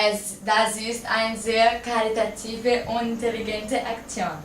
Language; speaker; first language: German; non-native, learner; Portuguese